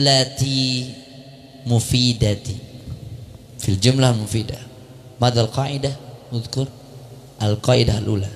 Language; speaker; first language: Arabic; non-native, fluent; Indonesian